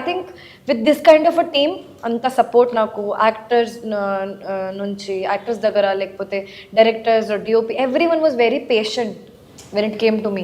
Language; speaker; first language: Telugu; non-native, learner; Hindi